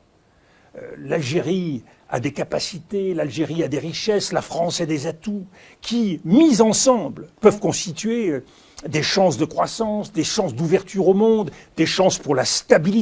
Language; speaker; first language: French; native; French